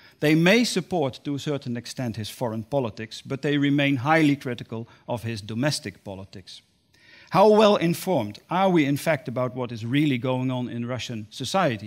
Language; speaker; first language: English; non-native, fluent; Dutch